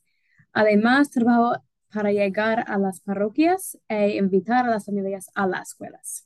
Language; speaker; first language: Spanish; non-native, fluent; English